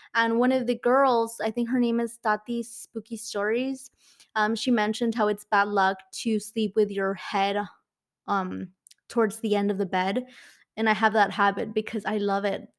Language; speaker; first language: English; non-native, fluent; Spanish